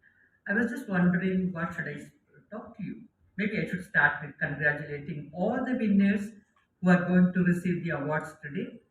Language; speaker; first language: English; non-native, local second language; Malayalam